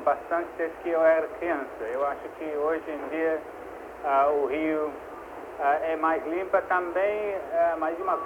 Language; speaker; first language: Portuguese; non-native, fluent; English